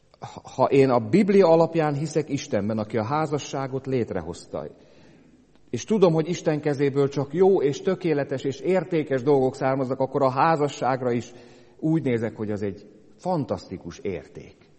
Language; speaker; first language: Hungarian; native; Hungarian